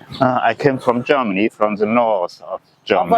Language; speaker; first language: English; non-native, learner; German